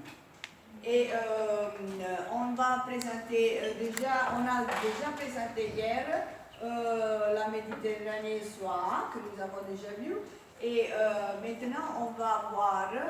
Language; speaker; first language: French; non-native, fluent; Italian